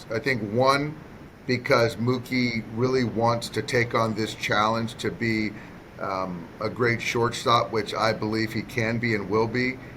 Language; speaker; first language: English; native; English